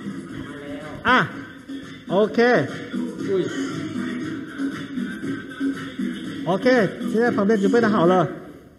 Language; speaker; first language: Chinese; non-native, fluent; Thai